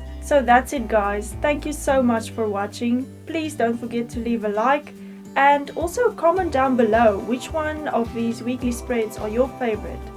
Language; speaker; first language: English; native; English